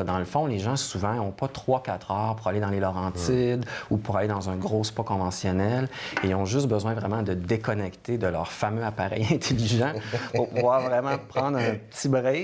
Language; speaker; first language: French; native; French